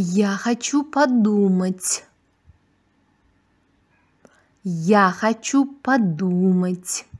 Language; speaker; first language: Russian; non-native, fluent; Uzbek